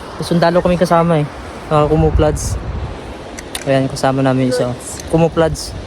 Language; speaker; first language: Filipino; native; Filipino